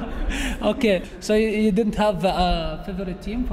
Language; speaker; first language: English; non-native, learner; Arabic